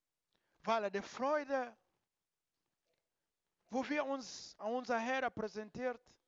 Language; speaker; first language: German; non-native, learner; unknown